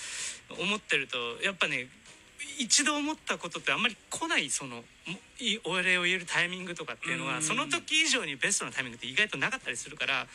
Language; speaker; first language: Japanese; native; Japanese